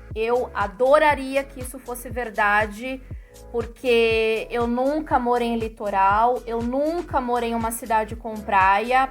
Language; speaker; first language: Portuguese; native; Portuguese